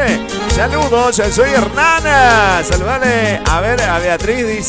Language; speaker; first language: Spanish; native; Spanish